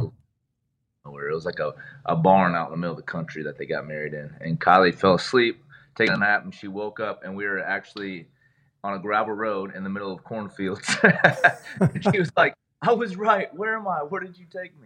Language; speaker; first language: English; native; English